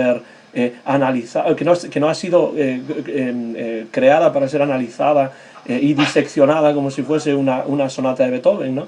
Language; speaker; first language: Spanish; native; Spanish